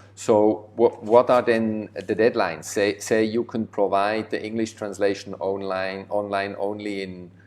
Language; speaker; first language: English; non-native, fluent; German